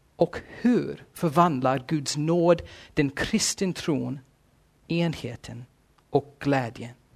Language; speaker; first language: Swedish; non-native, fluent; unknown